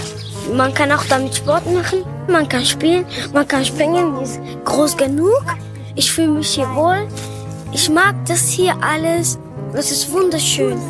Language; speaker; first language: German; early bilingual, other home language; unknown